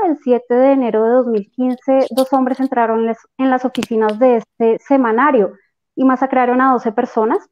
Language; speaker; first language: Spanish; native; Spanish